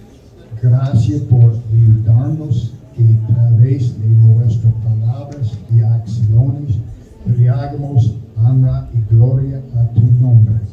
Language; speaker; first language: Spanish; non-native, learner; German